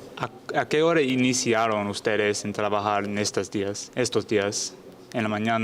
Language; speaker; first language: Spanish; non-native, learner; English